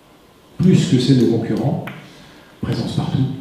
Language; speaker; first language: French; native; French